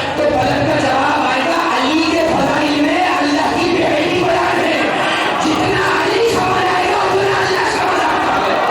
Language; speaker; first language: Urdu; native; Urdu